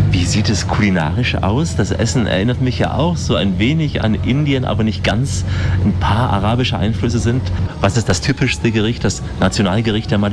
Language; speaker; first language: German; native; German